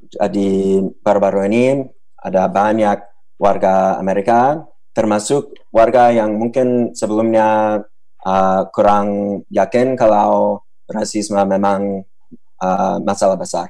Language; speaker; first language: Indonesian; non-native, fluent; English